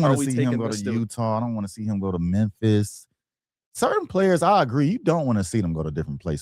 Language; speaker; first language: English; native; English